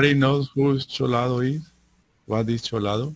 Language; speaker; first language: English; non-native, learner; Spanish